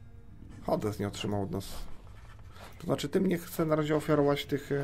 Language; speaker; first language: Polish; native; Polish